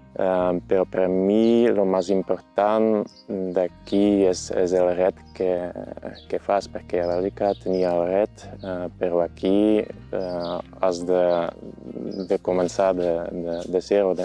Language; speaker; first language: Catalan; non-native, fluent; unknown